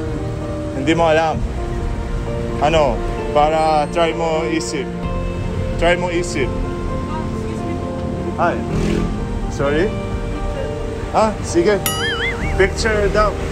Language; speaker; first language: Filipino; non-native, learner; Arabic